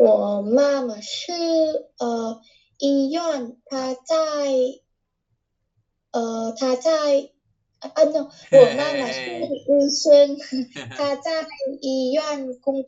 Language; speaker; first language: Chinese; non-native, learner; Vietnamese